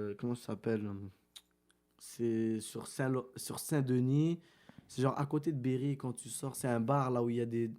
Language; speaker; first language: French; early bilingual, other home language; Arabic